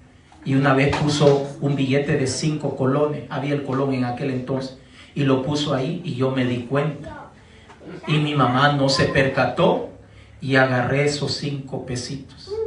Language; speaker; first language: Spanish; native; Spanish